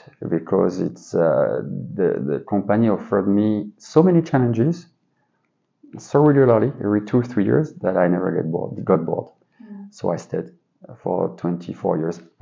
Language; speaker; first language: English; non-native, fluent; French